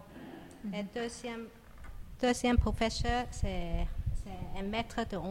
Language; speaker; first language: French; non-native, learner; Chinese